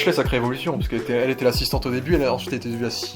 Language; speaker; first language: French; native; French